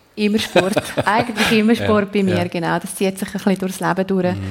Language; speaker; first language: German; native; German